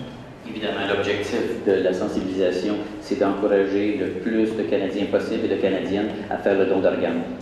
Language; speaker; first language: French; native; French